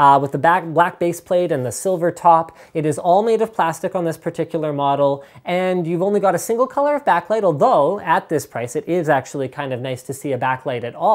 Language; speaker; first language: English; native; English